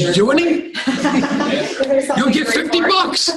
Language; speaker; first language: English; native; English